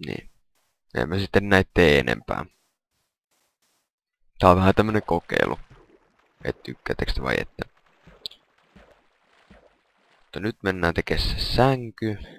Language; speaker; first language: Finnish; native; Finnish